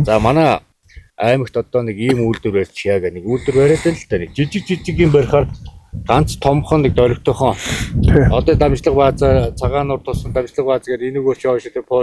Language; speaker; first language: Mongolian; native; Mongolian